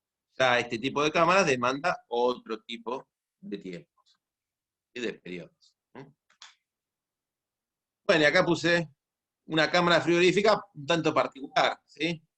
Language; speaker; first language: Spanish; native; Spanish